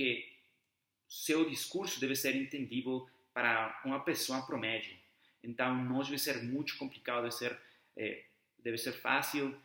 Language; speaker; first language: Portuguese; non-native, fluent; Spanish